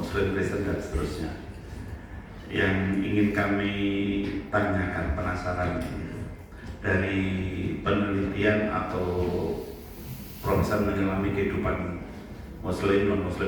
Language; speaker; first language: Indonesian; native; Indonesian